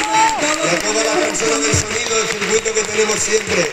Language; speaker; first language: Spanish; native; Spanish